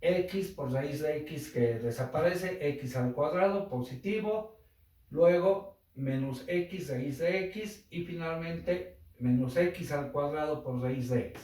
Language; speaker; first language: Spanish; native; Spanish